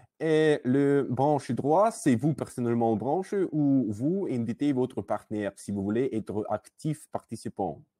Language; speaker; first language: French; non-native, learner; Russian